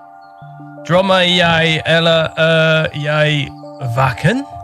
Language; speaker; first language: Norwegian; non-native, learner; English